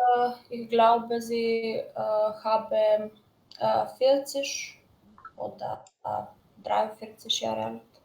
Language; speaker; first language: German; non-native, learner; Macedonian